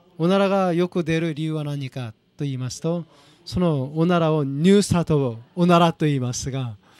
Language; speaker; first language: Japanese; non-native, fluent; Korean